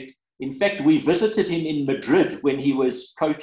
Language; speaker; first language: English; native; English